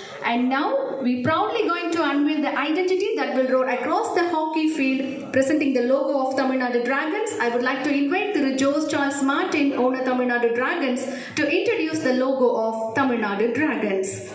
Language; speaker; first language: English; non-native, local second language; Tamil